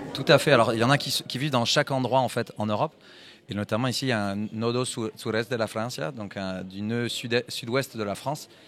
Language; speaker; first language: French; native; French